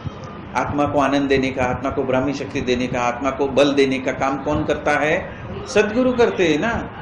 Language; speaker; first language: Hindi; non-native, local second language; Gujarati